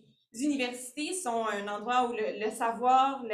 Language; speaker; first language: French; native; French